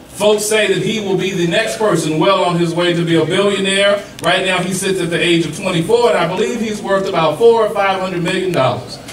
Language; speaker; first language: English; native; English